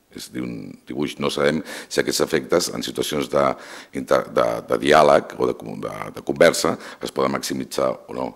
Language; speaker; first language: Catalan; non-native, local second language; Spanish